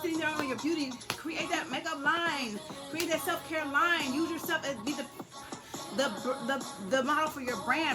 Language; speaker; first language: English; native; English